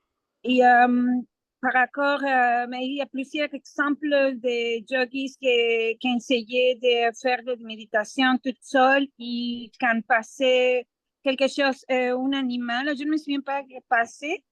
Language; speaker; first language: French; non-native, learner; Spanish